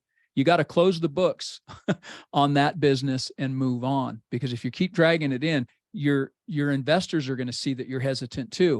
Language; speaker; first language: English; native; English